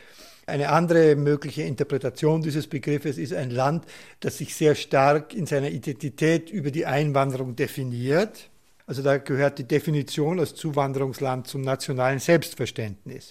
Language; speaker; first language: German; native; German